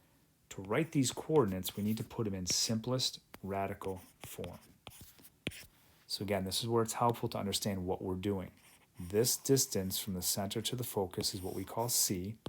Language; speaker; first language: English; native; English